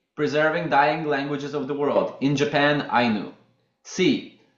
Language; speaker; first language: English; non-native, fluent; Latvian